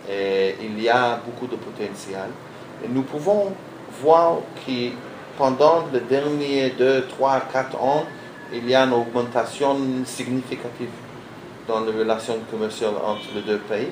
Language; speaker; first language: French; non-native, learner; Hebrew